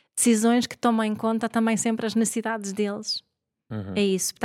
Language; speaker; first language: Portuguese; non-native, fluent; Swedish